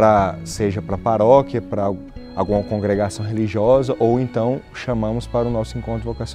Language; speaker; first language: Portuguese; native; Portuguese